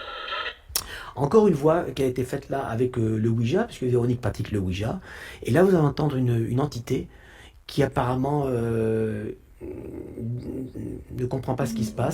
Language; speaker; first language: French; native; French